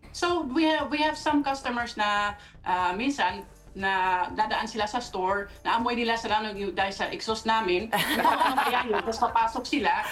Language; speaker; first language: Filipino; native; Filipino